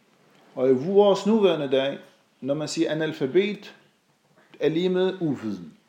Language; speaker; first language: Danish; non-native, fluent; Arabic